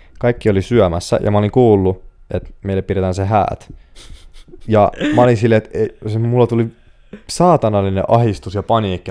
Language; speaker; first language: Finnish; early bilingual, other home language; Portuguese